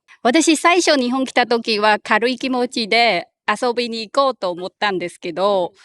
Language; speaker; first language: Japanese; non-native, learner; Khmer